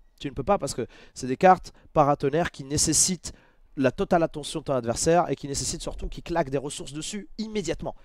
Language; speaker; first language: French; native; French